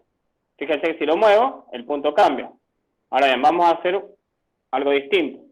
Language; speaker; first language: Spanish; native; Spanish